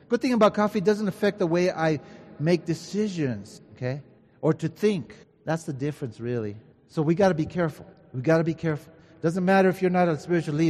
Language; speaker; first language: English; early bilingual, other home language; Spanish